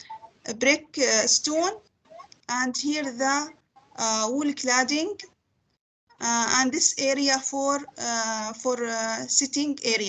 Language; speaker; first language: English; non-native, learner; Arabic